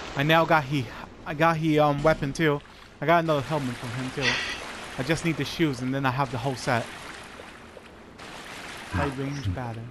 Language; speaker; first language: English; native; English